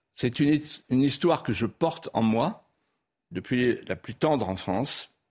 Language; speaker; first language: French; non-native, local second language; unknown